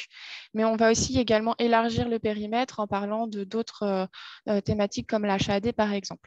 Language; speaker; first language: French; native; French